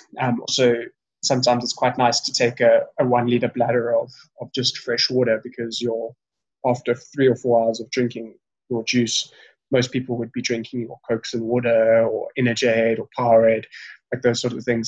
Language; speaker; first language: English; native; English